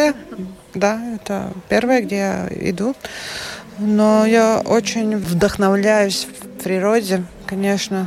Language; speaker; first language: Russian; non-native, local second language; Latvian